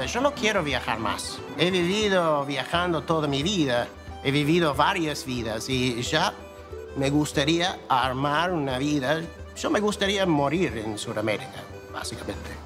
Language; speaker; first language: Spanish; non-native, fluent; English